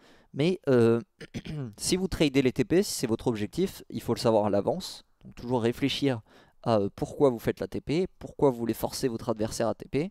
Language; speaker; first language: French; native; French